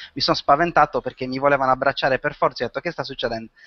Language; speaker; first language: Italian; native; Italian